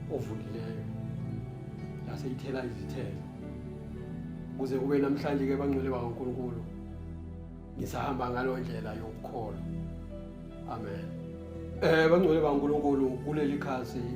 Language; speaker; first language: Zulu; non-native, local second language; Xhosa